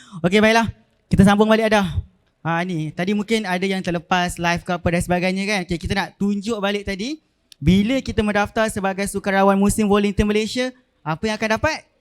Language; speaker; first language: Malay; native; Malay